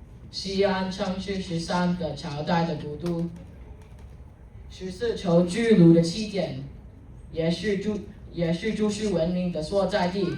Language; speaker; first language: Chinese; non-native, learner; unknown